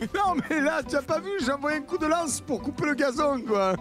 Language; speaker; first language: French; native; French